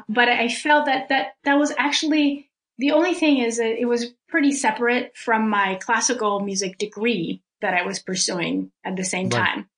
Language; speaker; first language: English; early bilingual, other home language; Russian